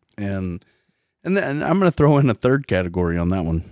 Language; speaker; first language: English; native; English